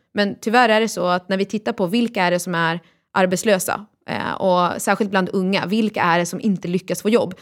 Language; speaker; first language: Swedish; native; Swedish